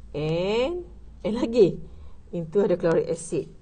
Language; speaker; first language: English; non-native, local second language; Malay